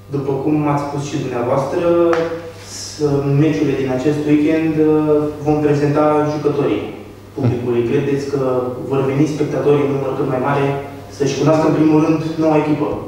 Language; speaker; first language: Romanian; native; Romanian